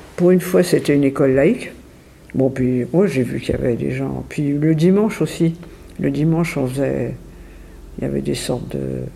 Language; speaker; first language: French; native; French